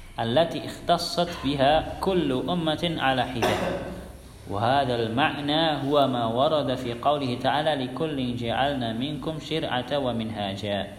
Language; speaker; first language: Arabic; non-native, fluent; Indonesian